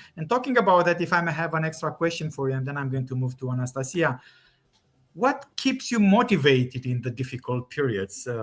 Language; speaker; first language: English; non-native, fluent; Romanian